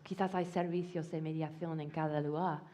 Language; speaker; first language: Spanish; non-native, fluent; English